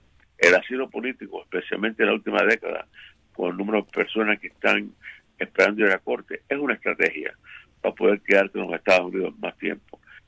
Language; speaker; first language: Spanish; native; Spanish